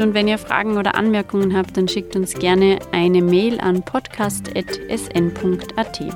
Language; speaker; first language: German; native; German